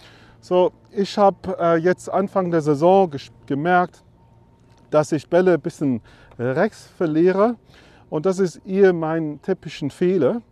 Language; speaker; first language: German; non-native, fluent; English